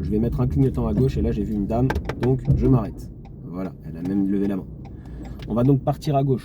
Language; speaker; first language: French; native; French